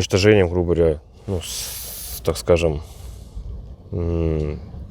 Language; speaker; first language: Russian; native; Russian